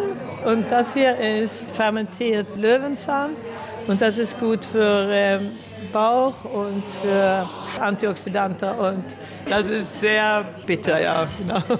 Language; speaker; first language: German; early bilingual, heritage; Swedish